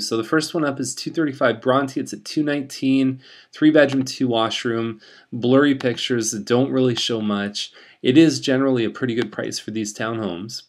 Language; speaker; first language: English; native; English